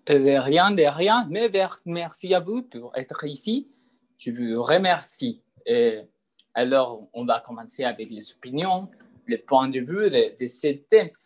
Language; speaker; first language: French; non-native, learner; Spanish